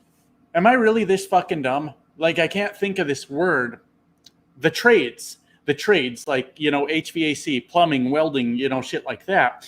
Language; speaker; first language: English; native; English